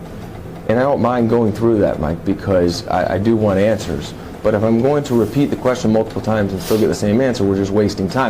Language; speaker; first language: English; native; English